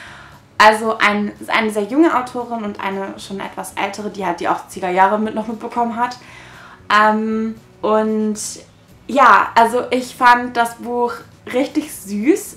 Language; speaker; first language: German; native; German